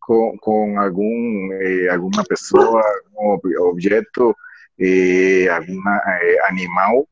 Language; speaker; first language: Portuguese; non-native, learner; Spanish